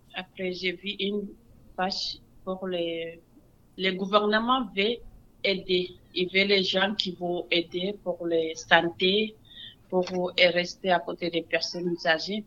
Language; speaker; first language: French; non-native, local second language; Wolof